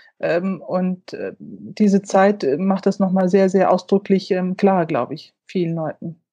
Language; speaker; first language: German; early bilingual, other home language; Turkish